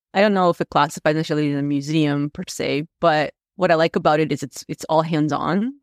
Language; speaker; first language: English; non-native, fluent; Russian